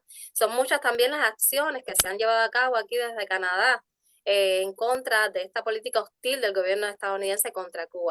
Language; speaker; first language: Spanish; native; Spanish